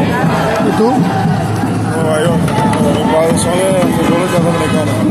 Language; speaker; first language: Spanish; early bilingual, heritage; Spanish